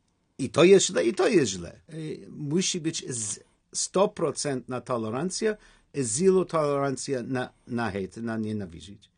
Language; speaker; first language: Polish; non-native, learner; English